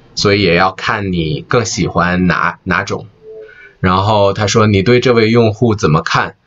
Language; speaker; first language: Chinese; native; Chinese